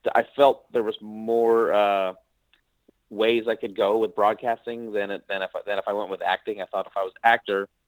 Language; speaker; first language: English; native; English